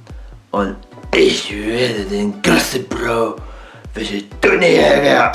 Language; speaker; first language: German; non-native, learner; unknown